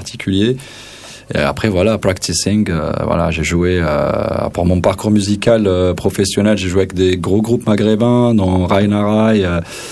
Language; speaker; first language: French; non-native, local second language; Arabic